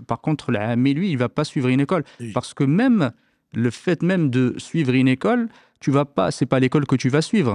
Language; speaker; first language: French; native; French